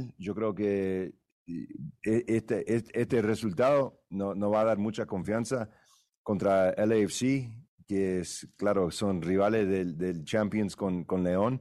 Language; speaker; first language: Spanish; early bilingual, heritage; English